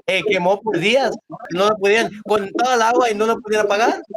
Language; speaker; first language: Spanish; early bilingual, heritage; Spanish